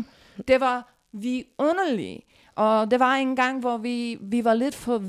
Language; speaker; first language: Danish; non-native, fluent; English